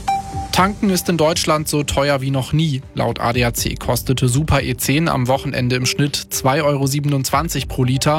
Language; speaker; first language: German; native; German